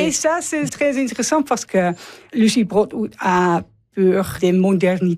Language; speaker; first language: French; non-native, learner; English